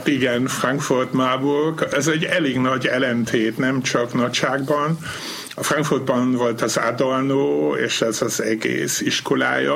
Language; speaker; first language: Hungarian; non-native, fluent; Dutch